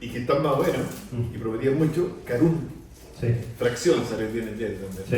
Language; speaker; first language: Spanish; native; Spanish